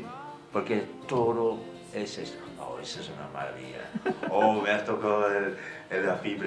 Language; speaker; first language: Spanish; non-native, fluent; English